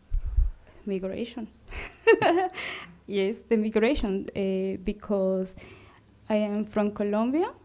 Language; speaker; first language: English; non-native, learner; Spanish